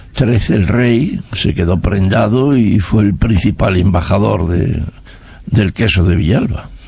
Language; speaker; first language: Spanish; native; Spanish